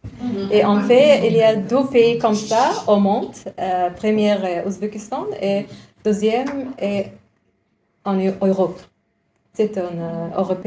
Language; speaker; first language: French; non-native, learner; Uzbek